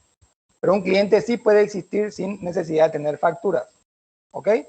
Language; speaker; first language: Spanish; native; Spanish